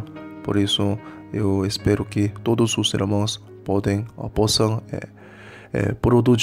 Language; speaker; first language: Portuguese; non-native, fluent; Korean